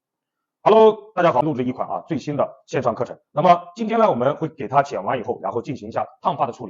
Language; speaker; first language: Chinese; native; Chinese